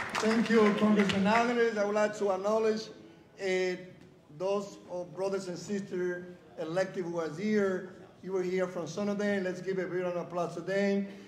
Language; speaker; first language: English; non-native, fluent; Spanish